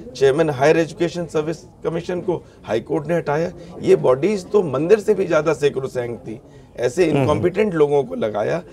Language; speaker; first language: Hindi; native; Hindi